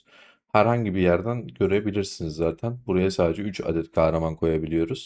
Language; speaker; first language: Turkish; native; Turkish